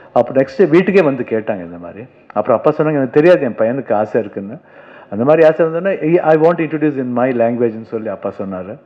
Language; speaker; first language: Tamil; non-native, local second language; Kannada